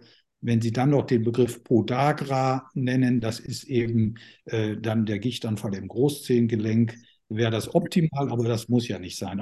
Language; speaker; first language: German; native; German